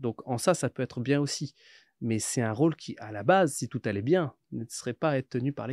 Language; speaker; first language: French; native; French